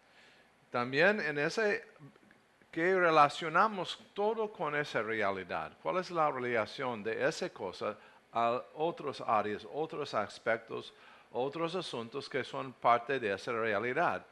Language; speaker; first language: Spanish; non-native, learner; English